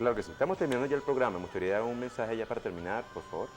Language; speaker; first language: Spanish; native; Spanish